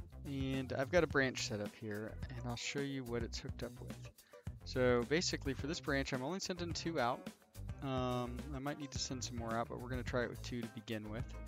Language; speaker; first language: English; native; English